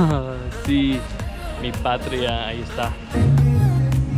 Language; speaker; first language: Spanish; early bilingual, heritage; Spanish